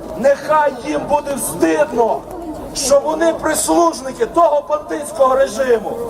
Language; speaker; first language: Ukrainian; native; Ukrainian